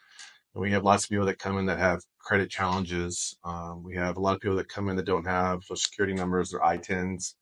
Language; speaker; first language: English; native; English